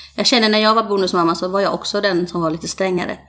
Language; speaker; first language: Swedish; native; Swedish